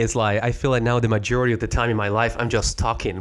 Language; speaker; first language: English; non-native, fluent; Spanish